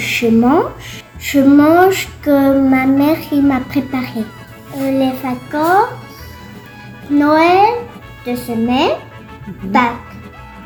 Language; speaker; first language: French; non-native, learner; Spanish